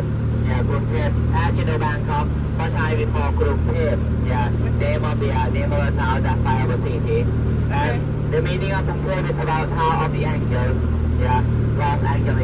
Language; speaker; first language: English; non-native, fluent; Thai